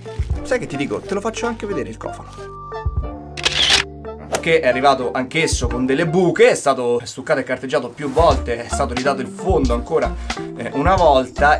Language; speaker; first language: Italian; native; Italian